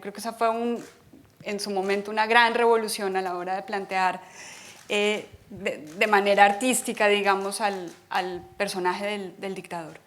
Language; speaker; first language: Spanish; native; Spanish